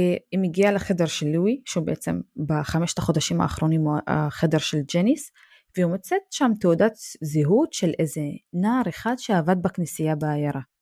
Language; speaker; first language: Hebrew; non-native, local second language; Arabic